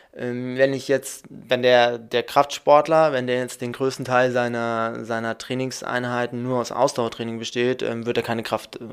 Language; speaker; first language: German; native; German